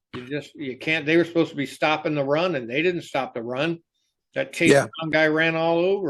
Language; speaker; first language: English; native; English